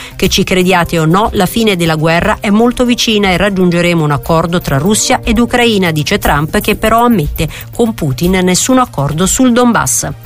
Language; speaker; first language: Italian; native; Italian